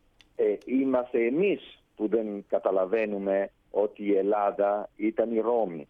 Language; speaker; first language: Greek; non-native, fluent; Italian